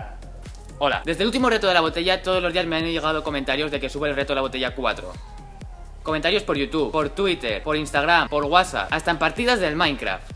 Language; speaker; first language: Spanish; native; Spanish